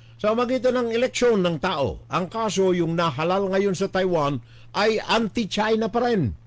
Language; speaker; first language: Filipino; native; Filipino